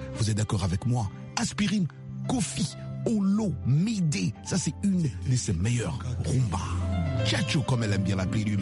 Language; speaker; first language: French; non-native, local second language; Lingala